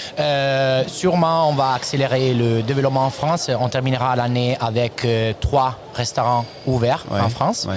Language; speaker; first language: French; non-native, learner; Italian